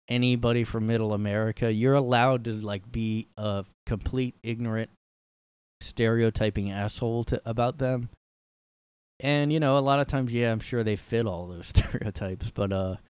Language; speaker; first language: English; native; English